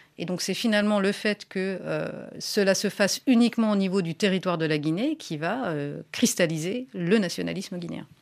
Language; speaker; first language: French; native; French